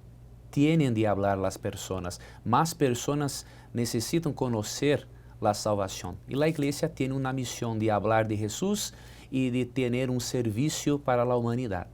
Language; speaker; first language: Spanish; non-native, learner; Portuguese